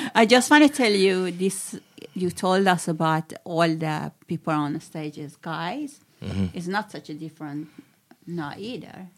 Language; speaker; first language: English; non-native, fluent; Swedish